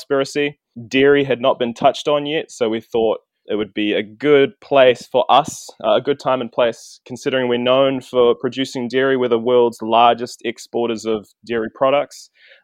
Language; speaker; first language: English; native; English